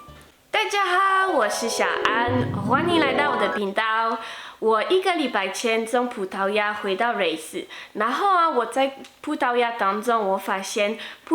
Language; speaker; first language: Chinese; non-native, fluent; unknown